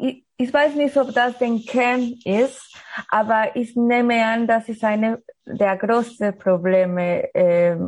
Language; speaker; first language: German; non-native, learner; Spanish